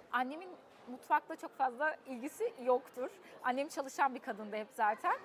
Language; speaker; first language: Turkish; early bilingual, heritage; Turkish